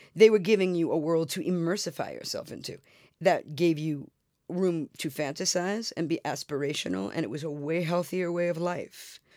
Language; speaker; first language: English; native; English